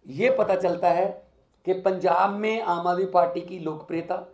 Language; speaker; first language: Hindi; non-native, local second language; Punjabi